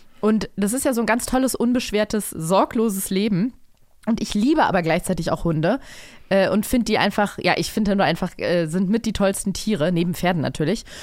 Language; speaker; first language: German; native; German